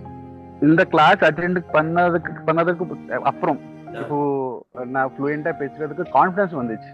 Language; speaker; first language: Tamil; non-native, learner; Telugu